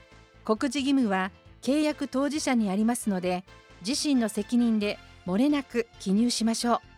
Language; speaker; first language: Japanese; native; Japanese